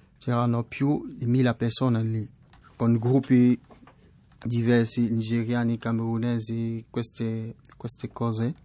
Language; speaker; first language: Italian; non-native, fluent; French